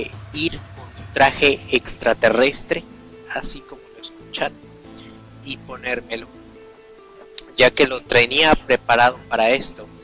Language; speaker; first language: Spanish; native; Spanish